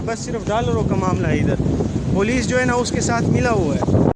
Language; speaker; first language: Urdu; non-native, local second language; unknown